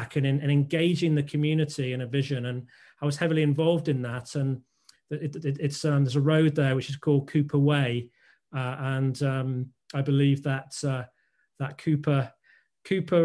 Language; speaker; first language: English; native; English